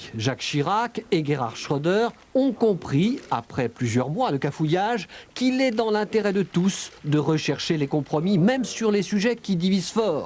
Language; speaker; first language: French; native; French